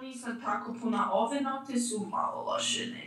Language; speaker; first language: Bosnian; early bilingual, heritage; English